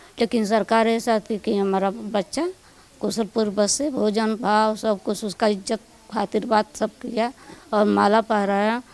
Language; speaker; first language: Hindi; native; Hindi